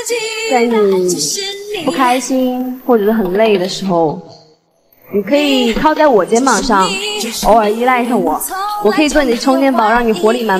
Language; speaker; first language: Chinese; native; Chinese